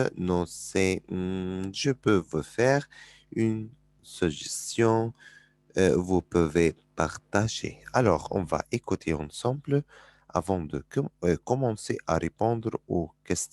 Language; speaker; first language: French; non-native, fluent; Arabic